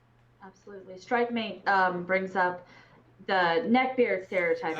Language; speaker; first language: English; native; English